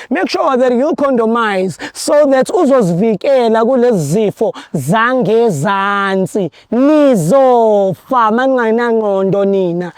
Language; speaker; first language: Zulu; native; Zulu